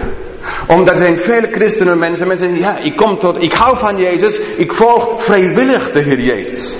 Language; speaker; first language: Dutch; non-native, fluent; English